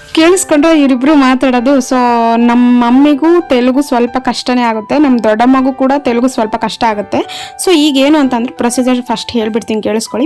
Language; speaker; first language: Kannada; non-native, local second language; Telugu